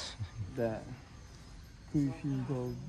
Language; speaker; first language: English; non-native, local second language; Cebuano